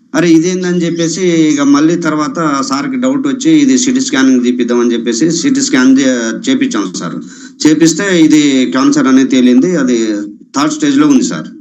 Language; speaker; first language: Telugu; non-native, local second language; Lambadi